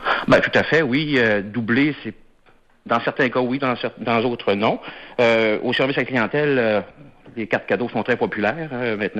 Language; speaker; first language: French; native; French